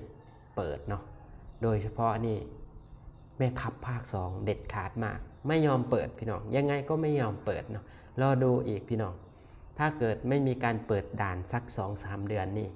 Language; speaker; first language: Thai; non-native, local second language; Northeastern Thai